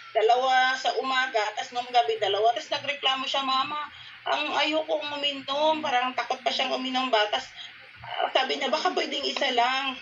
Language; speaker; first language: Filipino; non-native, local second language; Cebuano